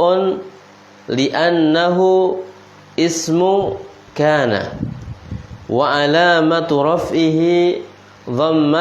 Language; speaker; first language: Arabic; non-native, fluent; Indonesian